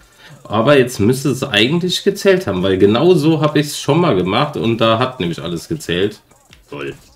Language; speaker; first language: German; native; German